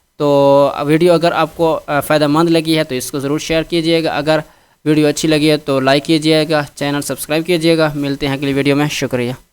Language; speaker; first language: Urdu; non-native, local second language; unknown